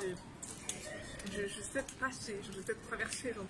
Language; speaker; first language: French; native; French